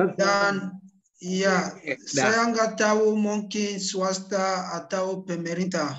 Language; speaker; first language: Indonesian; non-native, learner; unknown